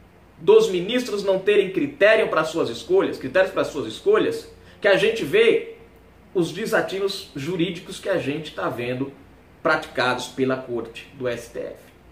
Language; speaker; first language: Portuguese; native; Portuguese